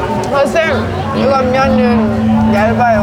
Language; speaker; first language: Korean; non-native, learner; Thai